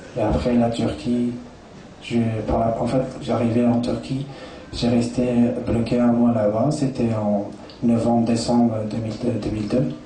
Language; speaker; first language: French; non-native, fluent; Persian